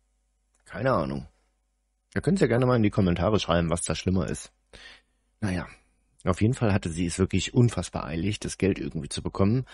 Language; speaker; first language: German; native; German